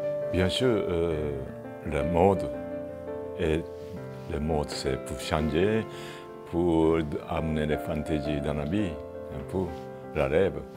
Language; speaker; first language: French; non-native, fluent; Japanese